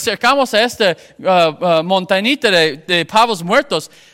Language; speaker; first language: Spanish; non-native, fluent; English